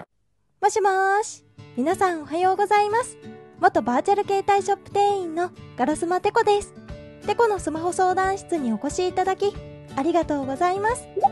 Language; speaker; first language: Japanese; native; Japanese